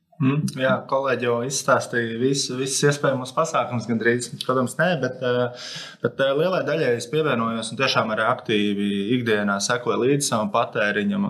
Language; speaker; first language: Latvian; native; Latvian